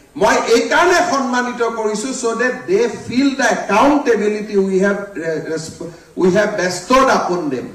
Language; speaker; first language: English; non-native, local second language; Assamese